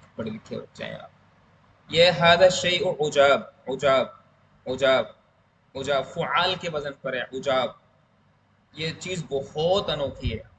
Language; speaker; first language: Urdu; native; Urdu